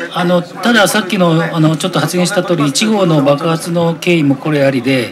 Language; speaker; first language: Japanese; native; Japanese